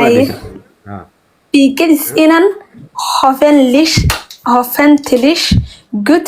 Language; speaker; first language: German; non-native, learner; Somali